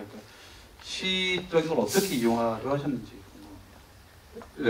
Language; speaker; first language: Korean; native; Korean